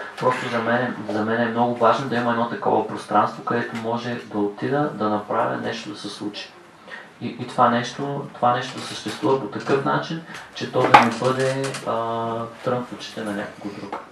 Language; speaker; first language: Bulgarian; native; Bulgarian